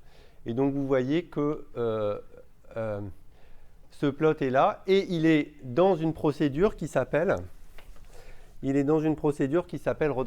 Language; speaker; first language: French; native; French